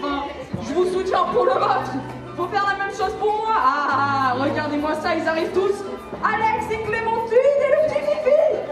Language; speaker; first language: French; native; French